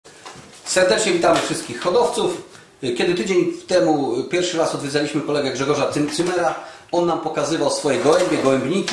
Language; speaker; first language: Polish; native; Polish